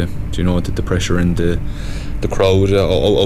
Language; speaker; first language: English; native; English